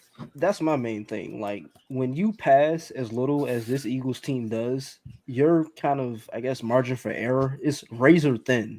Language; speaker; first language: English; native; English